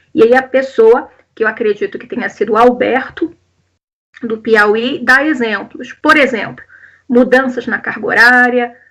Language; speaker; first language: Portuguese; native; Portuguese